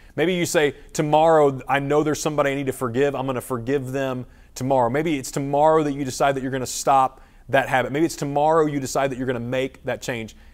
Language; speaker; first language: English; native; English